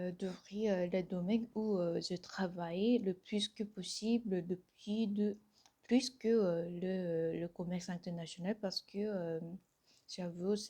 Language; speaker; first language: French; non-native, fluent; Korean